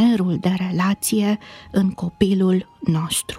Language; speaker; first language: Romanian; native; Romanian